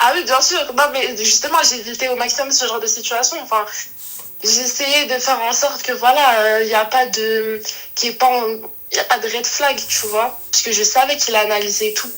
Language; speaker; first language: French; native; French